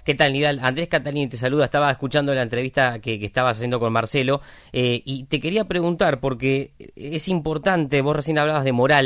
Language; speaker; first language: Spanish; native; Spanish